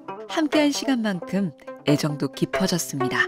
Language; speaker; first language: Korean; native; Korean